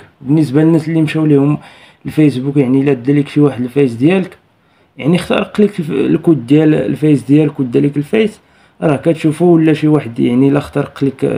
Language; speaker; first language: Arabic; native; Arabic